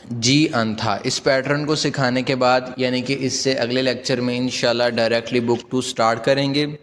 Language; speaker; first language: Urdu; non-native, local second language; Punjabi